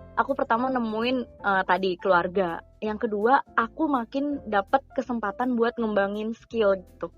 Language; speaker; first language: Indonesian; native; Indonesian